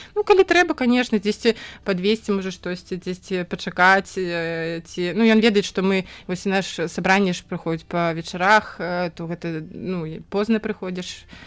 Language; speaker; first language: Belarusian; native; Belarusian